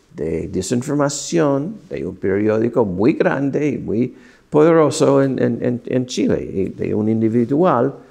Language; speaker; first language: Spanish; non-native, fluent; English